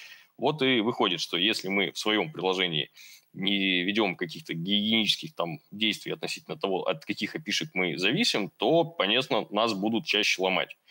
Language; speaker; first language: Russian; native; Russian